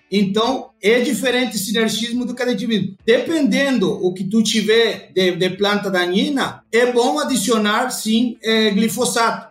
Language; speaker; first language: Portuguese; non-native, fluent; Spanish